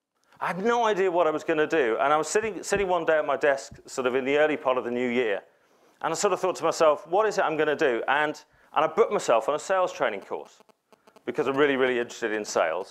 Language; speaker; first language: English; native; English